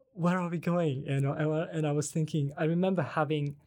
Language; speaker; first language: English; non-native, fluent; Bosnian